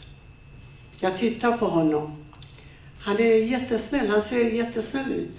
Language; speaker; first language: Swedish; non-native, fluent; Persian